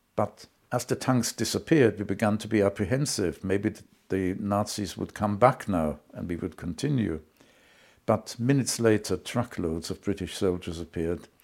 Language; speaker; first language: English; non-native, fluent; German